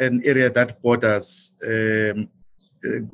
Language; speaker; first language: English; non-native, local second language; Zulu